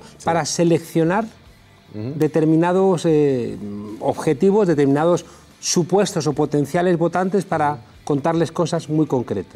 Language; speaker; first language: Spanish; native; Spanish